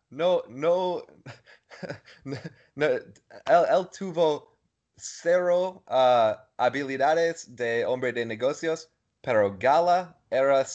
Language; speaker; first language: Spanish; non-native, learner; English